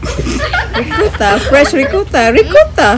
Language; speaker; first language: Italian; non-native, learner; Cebuano